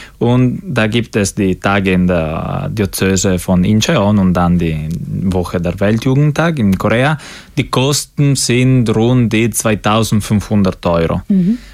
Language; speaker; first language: German; non-native, local second language; Italian